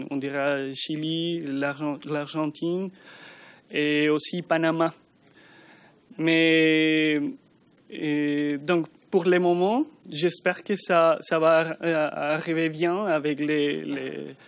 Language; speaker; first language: French; non-native, learner; Spanish